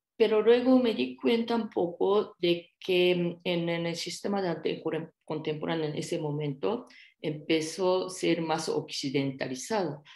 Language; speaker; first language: Spanish; non-native, fluent; Japanese